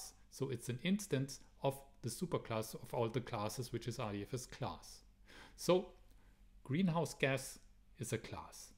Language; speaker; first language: English; non-native, fluent; German